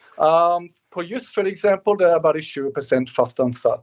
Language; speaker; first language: Norwegian; non-native, fluent; English